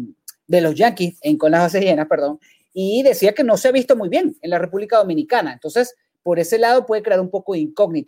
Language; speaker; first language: Spanish; native; Spanish